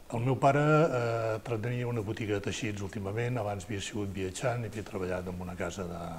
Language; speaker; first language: Catalan; native; Catalan